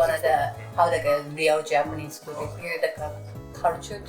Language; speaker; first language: English; non-native, learner; Japanese